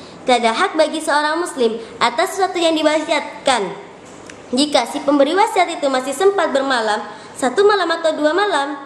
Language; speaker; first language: Indonesian; native; Indonesian